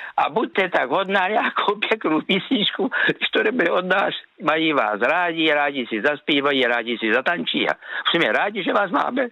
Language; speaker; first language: Czech; native; Czech